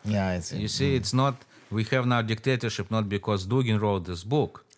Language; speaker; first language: English; non-native, fluent; Russian